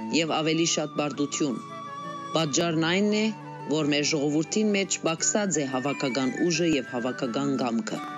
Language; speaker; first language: Armenian; early bilingual, heritage; Armenian